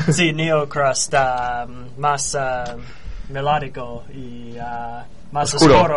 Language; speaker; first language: Spanish; non-native, learner; English